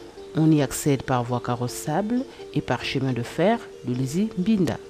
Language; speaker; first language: French; non-native, local second language; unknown